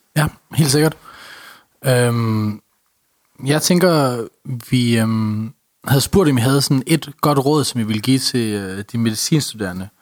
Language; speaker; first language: Danish; native; Danish